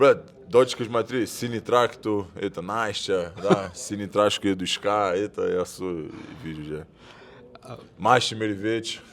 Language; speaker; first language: Russian; non-native, learner; Portuguese